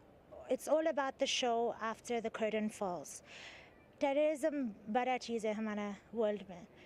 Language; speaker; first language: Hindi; early bilingual, heritage; English